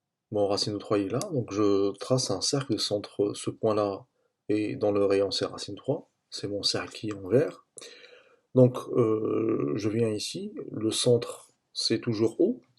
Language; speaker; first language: French; native; French